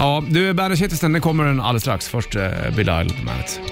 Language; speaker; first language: Swedish; native; Swedish